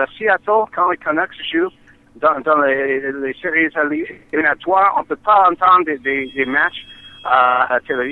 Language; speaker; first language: French; non-native, learner; English